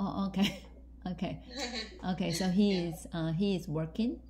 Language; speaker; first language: English; non-native, fluent; Chinese